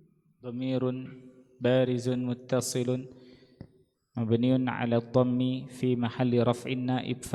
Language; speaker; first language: Arabic; non-native, learner; Indonesian